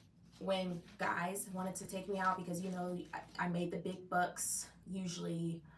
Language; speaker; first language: English; native; English